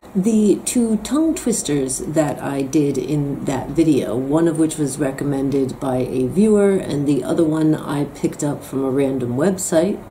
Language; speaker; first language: English; native; English